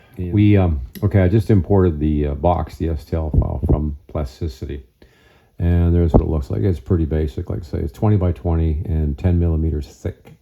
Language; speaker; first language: English; native; English